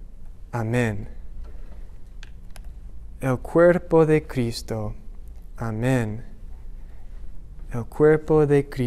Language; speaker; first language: Spanish; non-native, learner; English